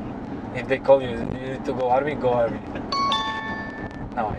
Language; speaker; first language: English; non-native, learner; Serbian